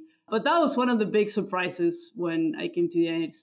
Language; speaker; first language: English; non-native, fluent; Spanish